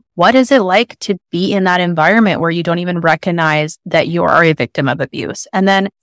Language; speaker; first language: English; native; English